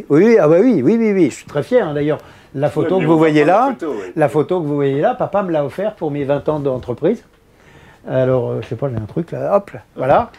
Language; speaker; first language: French; native; French